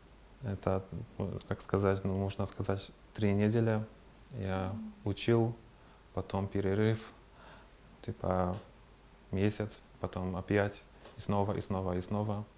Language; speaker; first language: Russian; non-native, fluent; Polish